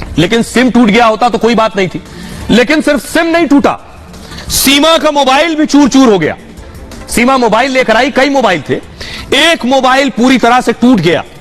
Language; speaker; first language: Hindi; native; Hindi